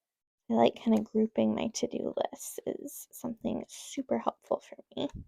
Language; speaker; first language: English; native; English